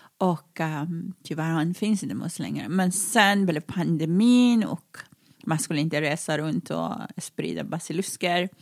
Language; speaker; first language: Swedish; non-native, fluent; Persian